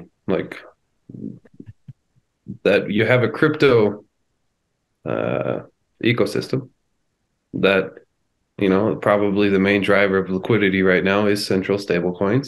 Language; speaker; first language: English; native; English